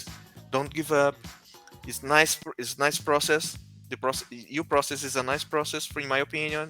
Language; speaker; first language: English; non-native, learner; Portuguese